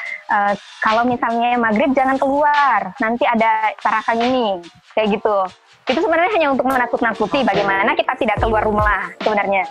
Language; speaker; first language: Indonesian; native; Indonesian